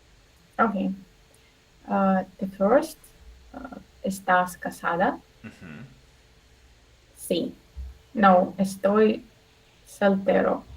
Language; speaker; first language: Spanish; non-native, learner; Russian